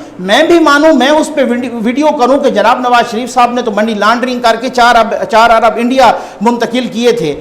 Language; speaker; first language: Urdu; native; Urdu